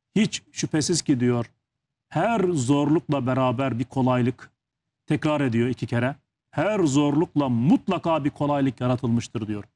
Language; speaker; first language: Turkish; native; Turkish